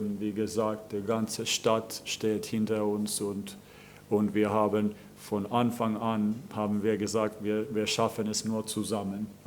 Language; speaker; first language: German; non-native, fluent; Finnish